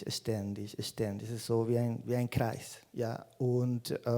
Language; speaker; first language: German; non-native, fluent; Spanish